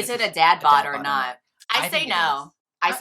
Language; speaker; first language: English; native; English